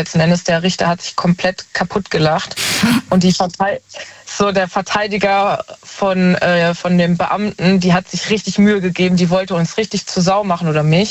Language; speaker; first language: German; native; German